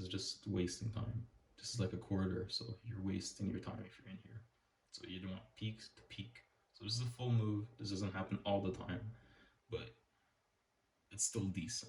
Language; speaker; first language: English; native; English